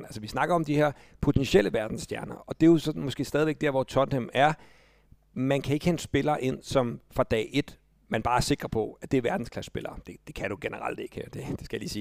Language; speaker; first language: Danish; native; Danish